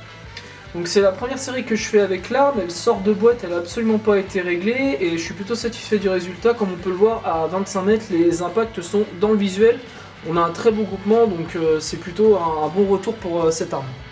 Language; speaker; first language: French; native; French